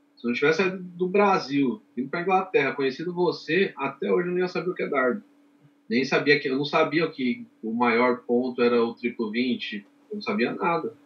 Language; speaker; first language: Portuguese; native; Portuguese